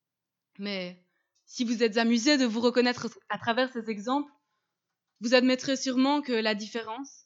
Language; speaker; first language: French; native; French